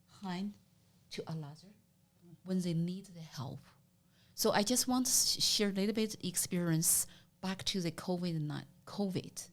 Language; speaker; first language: English; non-native, learner; Chinese